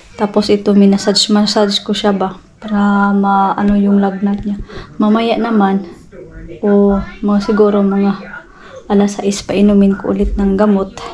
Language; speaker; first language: Filipino; non-native, local second language; Cebuano